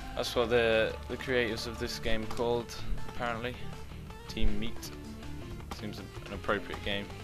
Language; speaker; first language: English; native; English